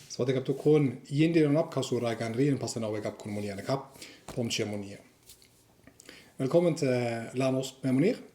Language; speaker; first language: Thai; non-native, fluent; Norwegian